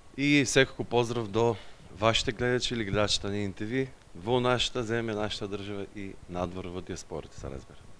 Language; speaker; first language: Macedonian; native; Macedonian